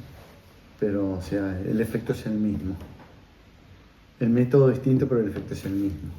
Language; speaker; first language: Spanish; native; Spanish